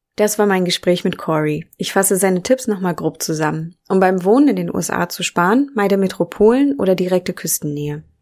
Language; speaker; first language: German; native; German